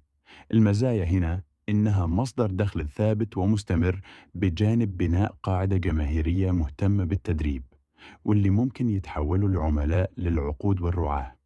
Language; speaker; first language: Arabic; native; Arabic